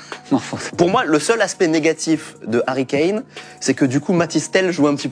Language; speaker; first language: French; native; French